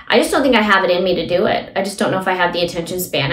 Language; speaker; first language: English; early bilingual, other home language; Hindi